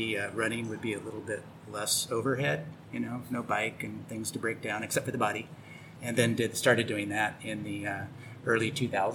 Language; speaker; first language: English; native; English